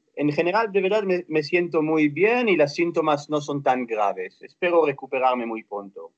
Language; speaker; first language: Spanish; non-native, fluent; Hebrew